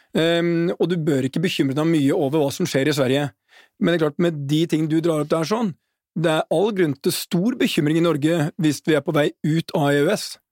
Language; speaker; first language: Norwegian; native; Norwegian